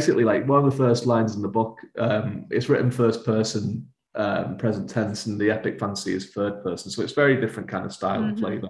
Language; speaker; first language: English; native; English